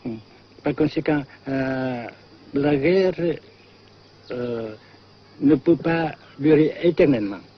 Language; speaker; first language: French; non-native, local second language; Vietnamese